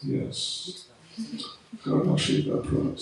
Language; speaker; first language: Russian; non-native, learner; English